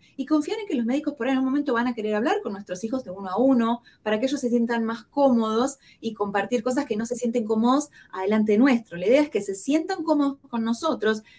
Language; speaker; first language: Spanish; native; Spanish